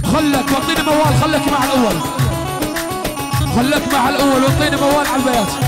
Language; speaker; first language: Arabic; native; Arabic